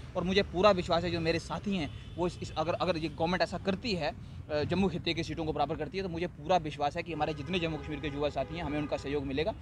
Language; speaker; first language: Hindi; native; Hindi